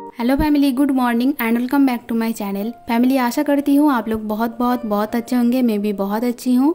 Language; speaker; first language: Hindi; non-native, local second language; Bangla